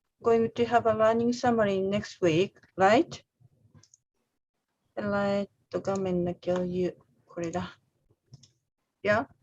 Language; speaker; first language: English; non-native, learner; Japanese